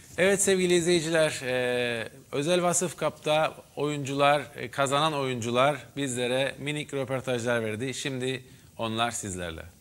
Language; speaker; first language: Turkish; native; Turkish